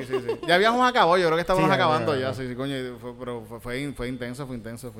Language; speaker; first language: Spanish; native; Spanish